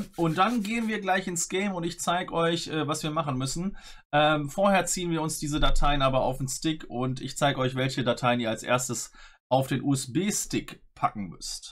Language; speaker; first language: German; native; German